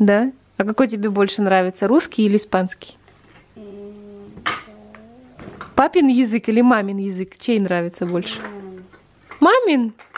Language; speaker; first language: Russian; native; Russian